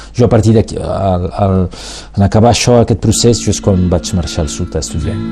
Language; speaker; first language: Catalan; non-native, local second language; Spanish